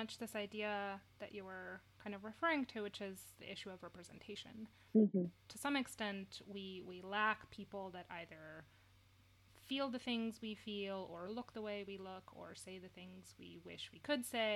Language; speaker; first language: English; non-native, fluent; Romanian